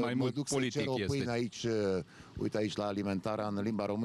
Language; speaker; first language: Romanian; native; Romanian